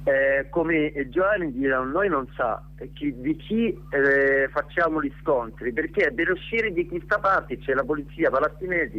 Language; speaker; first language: Italian; non-native, learner; Arabic